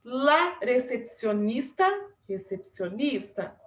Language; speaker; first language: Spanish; non-native, fluent; Portuguese